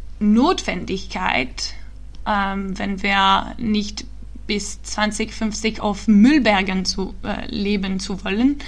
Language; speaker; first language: German; early bilingual, heritage; German